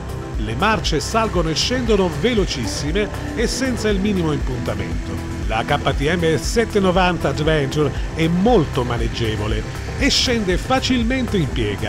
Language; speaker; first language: Italian; native; Italian